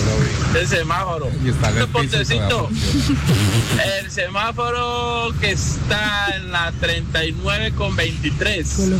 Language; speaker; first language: Spanish; native; Spanish